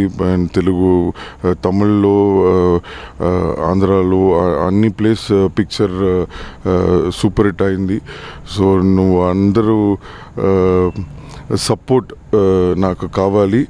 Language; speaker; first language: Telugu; non-native, learner; Tamil